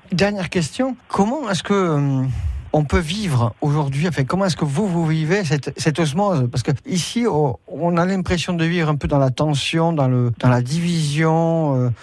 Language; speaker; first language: French; native; French